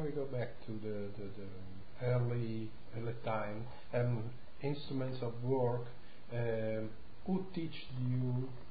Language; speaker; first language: English; non-native, learner; Italian